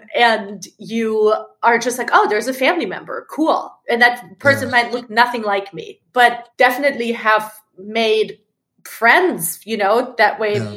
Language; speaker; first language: English; non-native, fluent; German